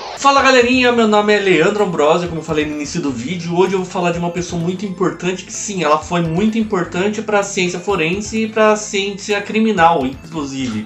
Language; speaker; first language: Portuguese; native; Portuguese